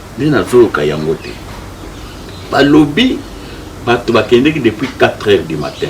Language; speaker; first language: Lingala; non-native, local second language; Kituba (Democratic Republic of Congo)